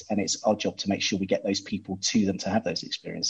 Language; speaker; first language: English; native; English